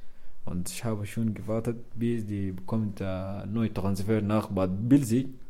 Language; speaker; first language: German; non-native, learner; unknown